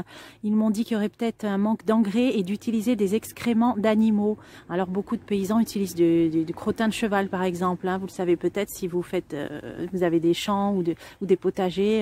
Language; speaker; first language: French; native; French